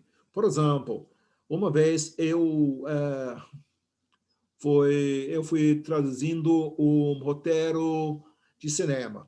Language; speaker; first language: Portuguese; non-native, fluent; English